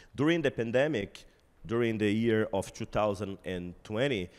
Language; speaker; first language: English; non-native, fluent; Portuguese